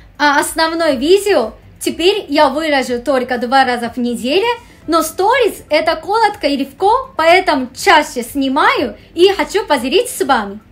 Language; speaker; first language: Russian; non-native, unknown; Japanese